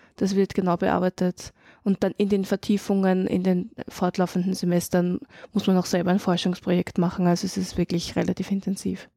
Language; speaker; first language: German; native; German